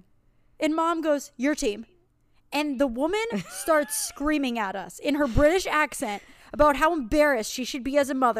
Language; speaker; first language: English; native; English